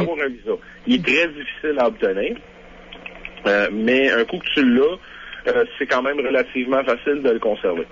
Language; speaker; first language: French; native; French